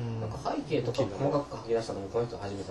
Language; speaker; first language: Japanese; native; Japanese